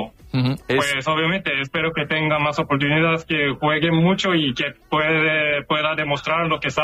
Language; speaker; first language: Spanish; non-native, fluent; Korean